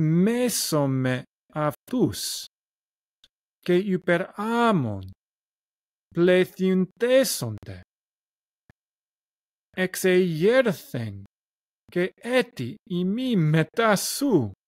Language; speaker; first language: Greek; non-native, learner; English